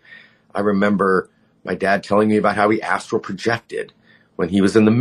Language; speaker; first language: English; native; English